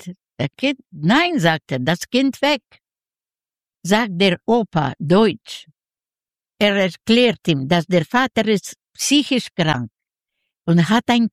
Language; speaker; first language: German; non-native, learner; Yiddish